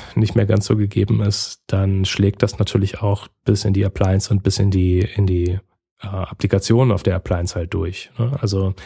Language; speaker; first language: German; native; German